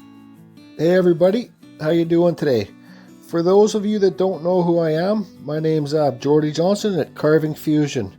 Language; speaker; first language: English; native; English